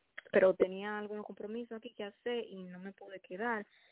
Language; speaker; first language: Spanish; native; Spanish